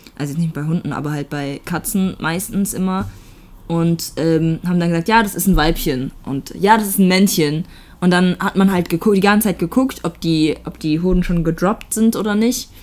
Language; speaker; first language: German; native; German